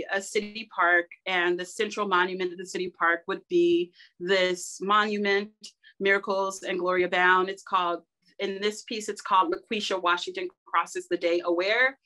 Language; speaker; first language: English; native; English